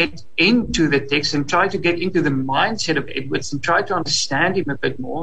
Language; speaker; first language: English; non-native, local second language; Afrikaans